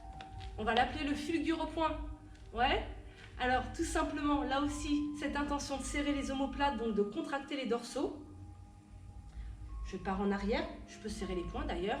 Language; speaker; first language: French; native; French